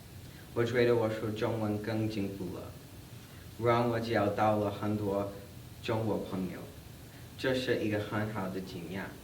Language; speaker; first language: Chinese; non-native, learner; English